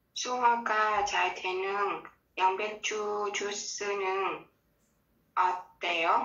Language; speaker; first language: Korean; non-native, learner; Vietnamese